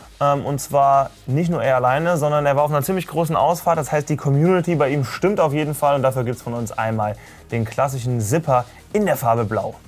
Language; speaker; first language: German; native; German